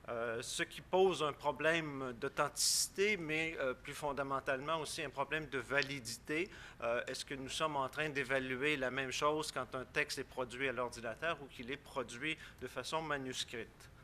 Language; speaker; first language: French; native; French